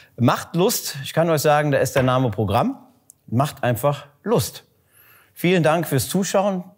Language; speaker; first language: German; native; German